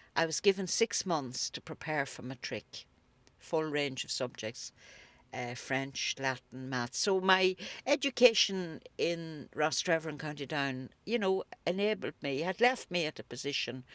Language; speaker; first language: English; native; English